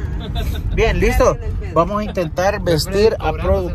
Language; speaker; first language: Spanish; native; Spanish